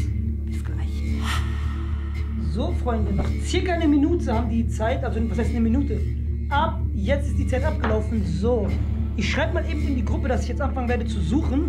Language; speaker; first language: German; native; German